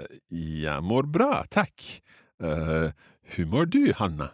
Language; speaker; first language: Swedish; non-native, learner; English